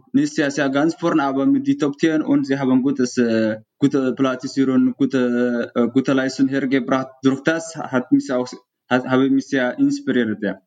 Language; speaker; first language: German; non-native, learner; Tigrinya